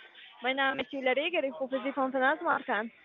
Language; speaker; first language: German; non-native, learner; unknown